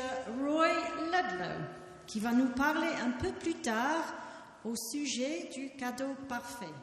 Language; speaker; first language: French; non-native, learner; English